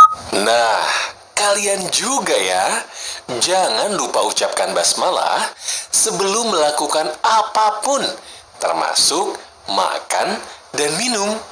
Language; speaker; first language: Indonesian; native; Indonesian